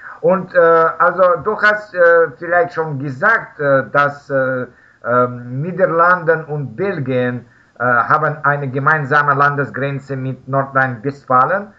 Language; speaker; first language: German; non-native, learner; Russian